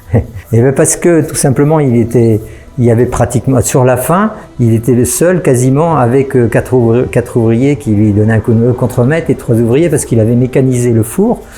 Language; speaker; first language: French; native; French